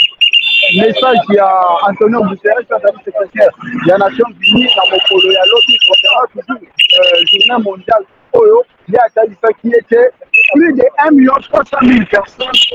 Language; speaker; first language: French; non-native, local second language; Lingala